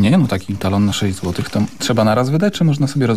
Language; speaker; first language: Polish; native; Polish